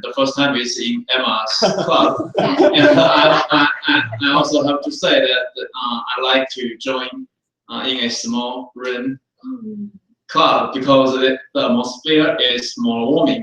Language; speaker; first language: English; non-native, fluent; Chinese